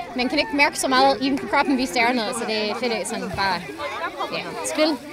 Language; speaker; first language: Danish; non-native, fluent; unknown